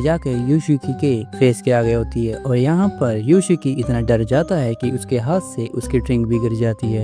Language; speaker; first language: Hindi; native; Hindi